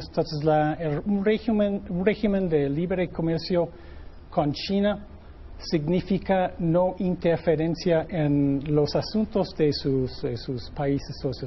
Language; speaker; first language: Spanish; non-native, fluent; English